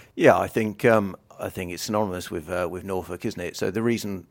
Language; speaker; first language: English; native; English